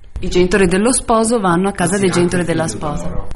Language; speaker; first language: Italian; native; Italian